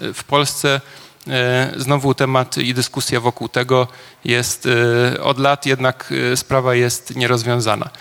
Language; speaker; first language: Polish; non-native, fluent; Hungarian